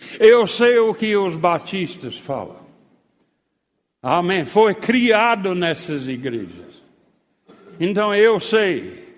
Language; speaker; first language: Portuguese; non-native, fluent; English